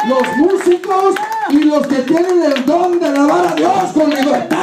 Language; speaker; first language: Spanish; early bilingual, heritage; Spanish